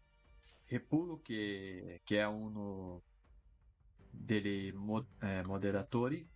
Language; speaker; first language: Italian; non-native, fluent; Portuguese